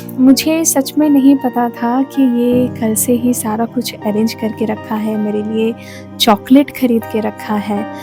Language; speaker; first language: Hindi; non-native, local second language; Bangla